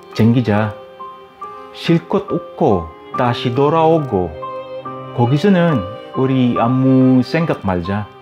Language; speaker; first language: Korean; non-native, learner; Filipino